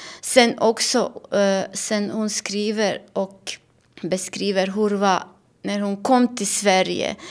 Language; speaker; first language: Swedish; non-native, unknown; Bosnian